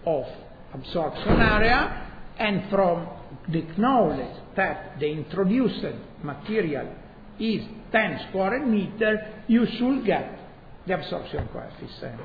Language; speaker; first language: English; non-native, fluent; Italian